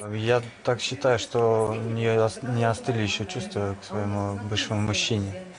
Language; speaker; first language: Russian; native; Russian